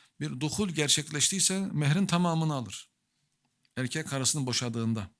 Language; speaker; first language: Turkish; native; Turkish